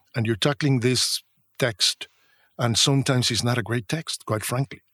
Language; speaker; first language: English; non-native, fluent; Spanish